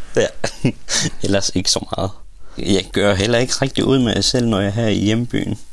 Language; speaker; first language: Danish; non-native, local second language; Kalaallisut